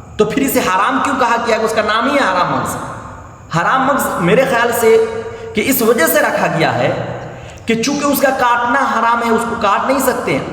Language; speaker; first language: Urdu; native; Urdu